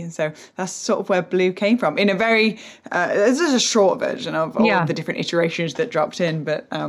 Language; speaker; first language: English; native; English